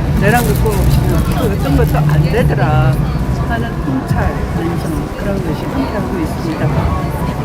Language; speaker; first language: Korean; native; Korean